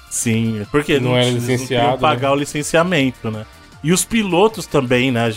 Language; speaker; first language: Portuguese; native; Portuguese